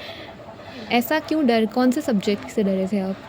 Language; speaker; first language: Hindi; native; Hindi